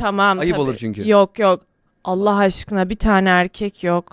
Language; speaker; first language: Turkish; native; Turkish